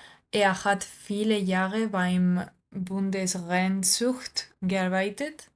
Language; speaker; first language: German; non-native, learner; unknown